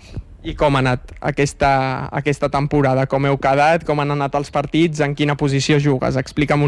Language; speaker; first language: Catalan; native; Catalan